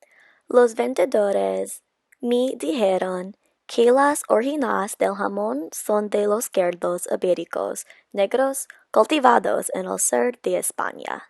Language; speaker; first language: Spanish; non-native, learner; English